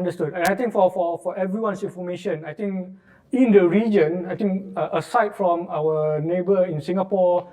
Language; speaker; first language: English; non-native, local second language; Malay